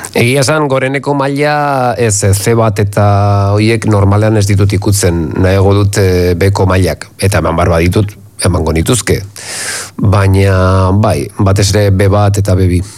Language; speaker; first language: Basque; native; Basque